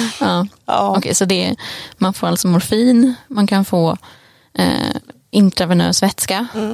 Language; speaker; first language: Swedish; native; Swedish